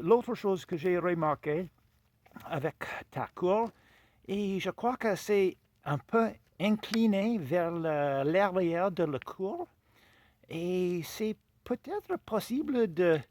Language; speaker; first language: French; non-native, fluent; English